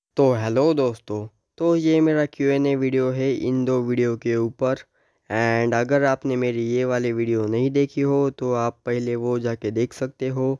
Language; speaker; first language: Hindi; native; Hindi